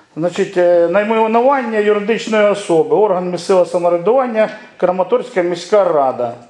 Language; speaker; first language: Ukrainian; non-native, local second language; Russian